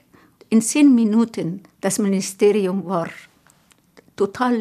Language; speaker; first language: German; non-native, learner; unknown